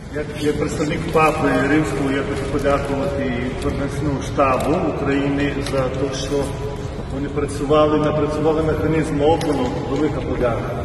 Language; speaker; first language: Ukrainian; non-native, fluent; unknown